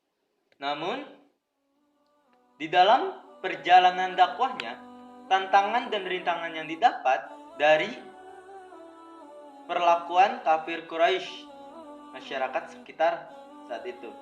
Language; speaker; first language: Indonesian; native; Indonesian